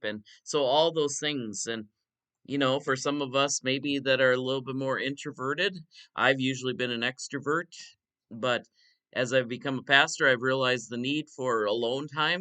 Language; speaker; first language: English; native; English